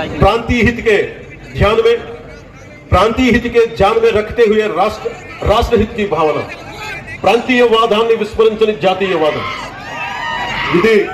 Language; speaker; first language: Hindi; non-native, local second language; Telugu